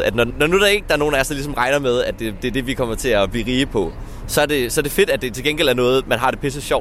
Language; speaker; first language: Danish; native; Danish